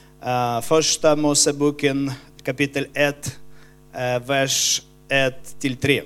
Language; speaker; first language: Swedish; non-native, fluent; Ukrainian